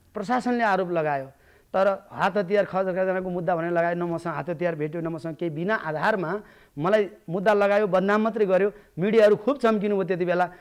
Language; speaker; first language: Nepali; native; Nepali